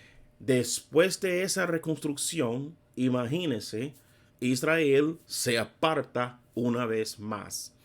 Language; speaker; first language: Spanish; non-native, fluent; English